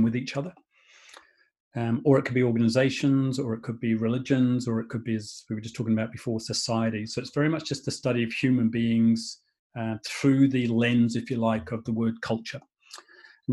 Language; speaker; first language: English; native; English